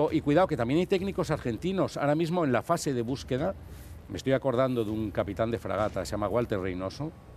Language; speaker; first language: Spanish; native; Spanish